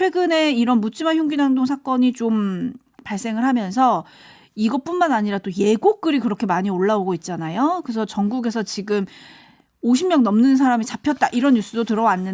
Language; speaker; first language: Korean; native; Korean